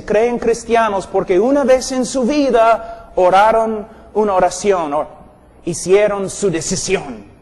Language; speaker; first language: Spanish; non-native, fluent; English